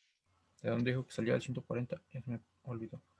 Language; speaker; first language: Spanish; native; Spanish